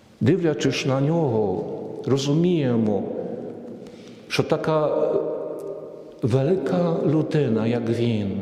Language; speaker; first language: Polish; non-native, learner; Ukrainian